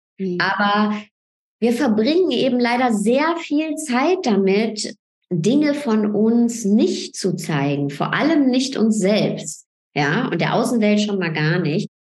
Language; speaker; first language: German; early bilingual, other home language; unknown